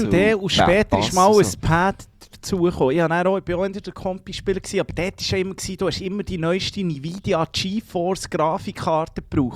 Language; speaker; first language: German; native; German